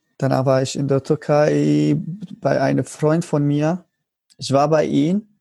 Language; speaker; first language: German; non-native, learner; Arabic